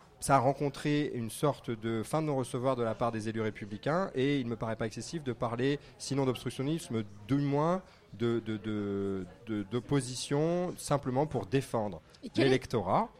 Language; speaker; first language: French; native; French